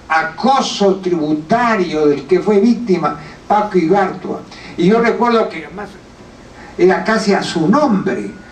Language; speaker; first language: Spanish; native; Spanish